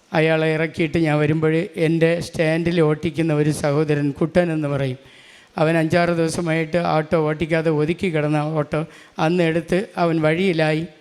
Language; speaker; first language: Malayalam; non-native, local second language; Tamil